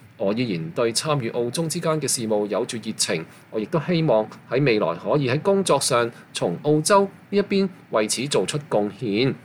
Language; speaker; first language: Chinese; non-native, local second language; Cantonese